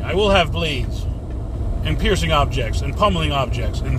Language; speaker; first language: English; native; English